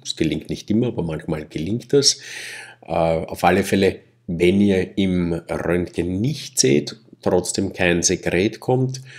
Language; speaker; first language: German; native; German